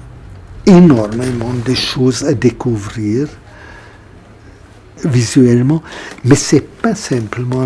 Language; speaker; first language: French; non-native, fluent; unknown